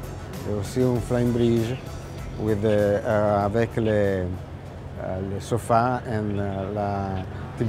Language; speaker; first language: French; non-native, learner; Italian